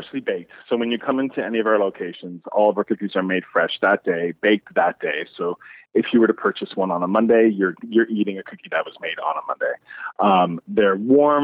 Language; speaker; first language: English; native; English